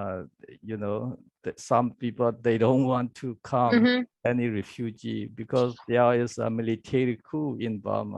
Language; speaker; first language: English; non-native, learner; Burmese